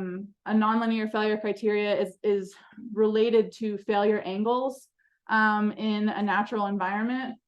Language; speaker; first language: English; native; English